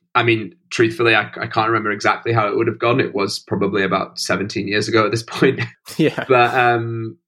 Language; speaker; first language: English; native; English